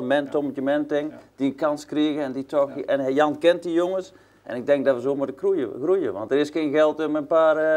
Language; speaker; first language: Dutch; native; Dutch